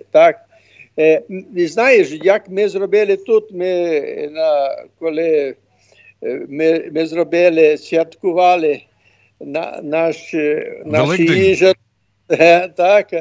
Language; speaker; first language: Ukrainian; early bilingual, heritage; Ukrainian